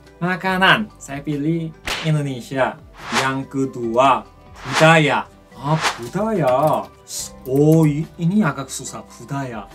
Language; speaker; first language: Indonesian; non-native, fluent; Korean